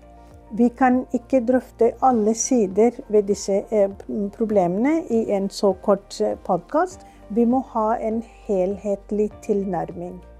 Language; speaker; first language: Norwegian; non-native, fluent; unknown